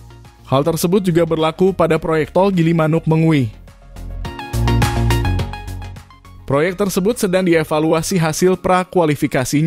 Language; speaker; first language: Indonesian; native; Indonesian